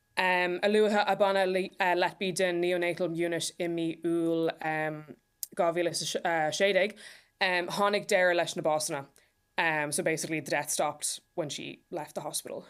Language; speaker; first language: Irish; non-native, local second language; English